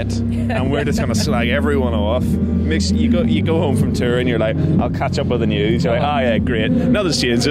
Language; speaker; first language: English; native; English